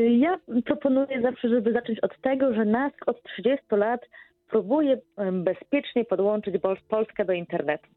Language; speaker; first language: Polish; native; Polish